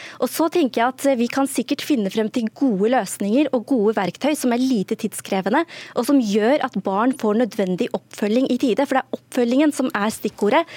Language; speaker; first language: Norwegian; early bilingual, other home language; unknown